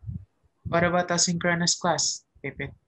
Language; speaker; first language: English; non-native, learner; Indonesian